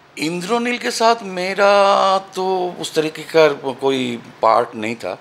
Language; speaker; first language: Hindi; non-native, local second language; Bangla